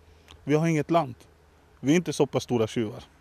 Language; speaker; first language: Swedish; early bilingual, other home language; Romany